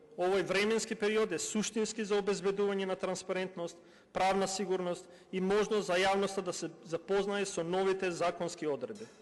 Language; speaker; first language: Macedonian; non-native, local second language; Albanian